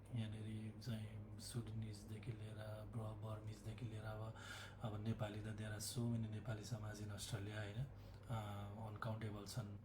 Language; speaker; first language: Nepali; native; Nepali